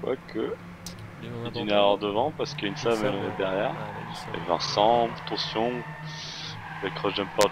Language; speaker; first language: French; native; French